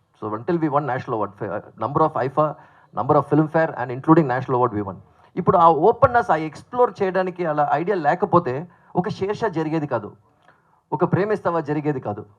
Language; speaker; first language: Telugu; native; Telugu